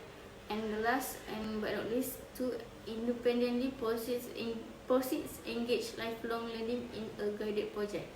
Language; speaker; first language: English; non-native, local second language; Malay